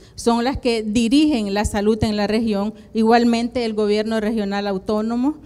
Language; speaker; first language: Spanish; native; Spanish